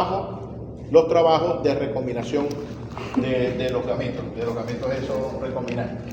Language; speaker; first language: Spanish; native; Spanish